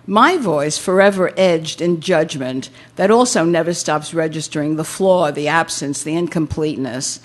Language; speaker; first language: English; native; English